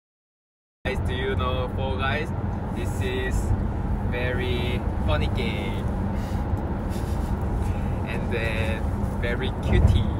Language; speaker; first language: English; non-native, learner; Korean